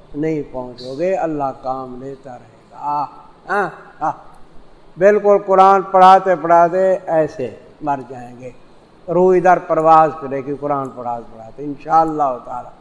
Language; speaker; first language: Urdu; non-native, local second language; Saraiki